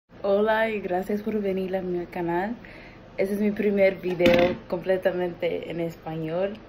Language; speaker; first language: Spanish; early bilingual, heritage; Spanish